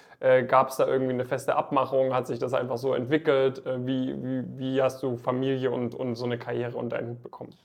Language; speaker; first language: German; native; German